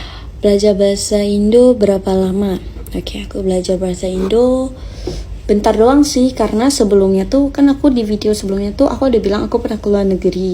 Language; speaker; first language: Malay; non-native, fluent; Khmer